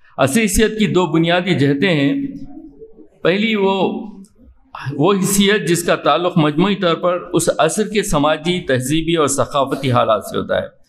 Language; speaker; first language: Urdu; native; Urdu